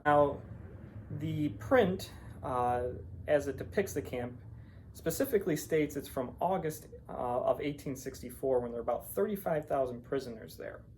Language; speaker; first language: English; native; English